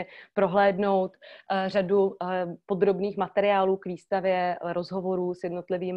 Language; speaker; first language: Czech; native; Czech